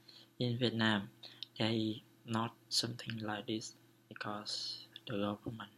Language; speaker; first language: English; non-native, learner; Vietnamese